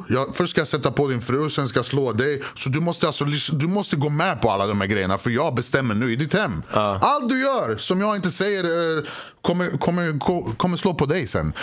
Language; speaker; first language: Swedish; early bilingual, other home language; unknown